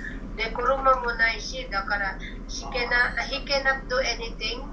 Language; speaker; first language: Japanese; non-native, learner; Filipino